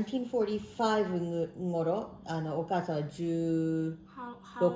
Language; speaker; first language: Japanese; early bilingual, heritage; Japanese